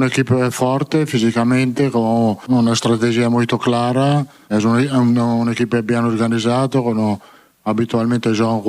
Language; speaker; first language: Portuguese; non-native, fluent; Italian